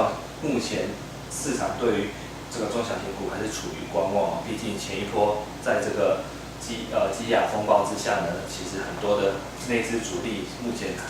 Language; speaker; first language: Chinese; native; Chinese